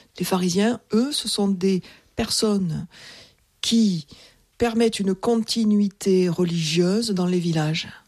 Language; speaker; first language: French; native; French